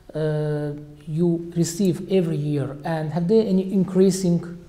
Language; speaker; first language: English; non-native, learner; Azerbaijani